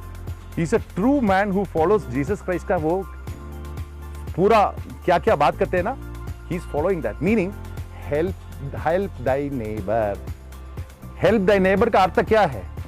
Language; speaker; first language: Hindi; non-native, local second language; Tamil